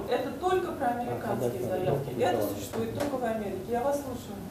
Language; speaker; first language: Russian; native; Russian